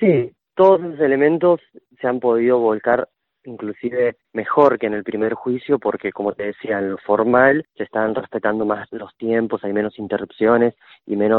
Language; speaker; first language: Spanish; native; Spanish